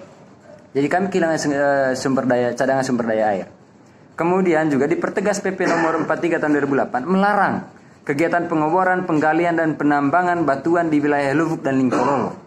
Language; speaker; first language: Indonesian; native; Indonesian